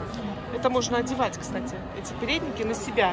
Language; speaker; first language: Russian; native; Russian